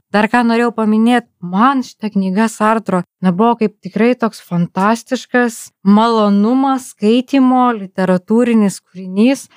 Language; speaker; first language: Lithuanian; native; Lithuanian